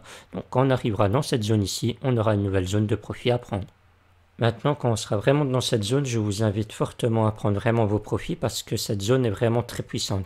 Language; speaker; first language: French; native; French